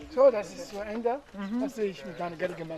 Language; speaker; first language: German; non-native, learner; Ewe